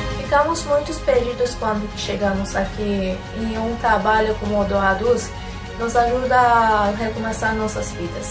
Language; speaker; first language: Portuguese; non-native, fluent; Persian